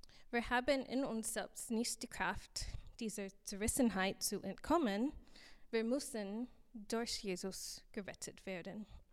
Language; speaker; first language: German; non-native, fluent; English